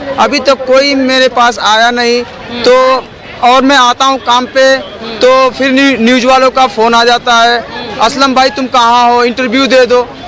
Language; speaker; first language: Hindi; native; Hindi